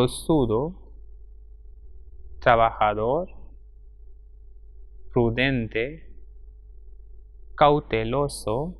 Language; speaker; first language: Spanish; non-native, fluent; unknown